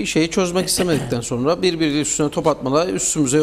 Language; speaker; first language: Turkish; native; Turkish